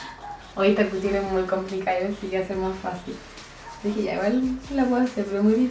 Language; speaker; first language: Spanish; native; Spanish